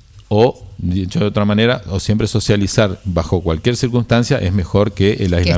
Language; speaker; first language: Spanish; native; Spanish